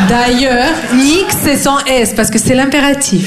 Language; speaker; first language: French; non-native, fluent; Russian